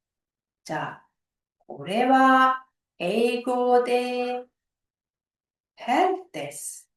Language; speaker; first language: Japanese; non-native, fluent; Uzbek